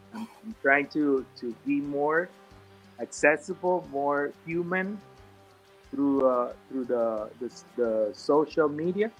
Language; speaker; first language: English; non-native, fluent; Spanish